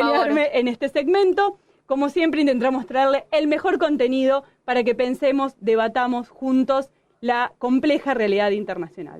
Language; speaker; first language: Spanish; native; Spanish